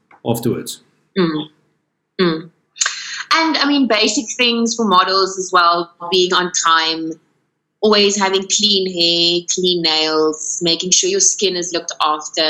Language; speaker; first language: English; non-native, local second language; Afrikaans